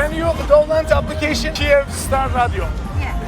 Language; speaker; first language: English; non-native, learner; Turkish